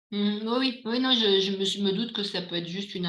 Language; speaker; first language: French; native; French